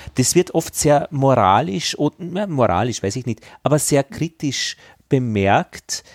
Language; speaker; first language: German; native; German